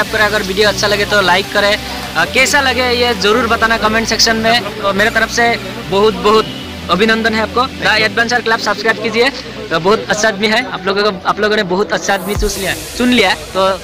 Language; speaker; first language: Hindi; non-native, local second language; Assamese